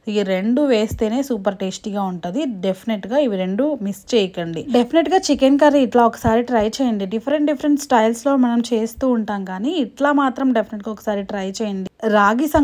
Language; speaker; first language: Telugu; non-native, local second language; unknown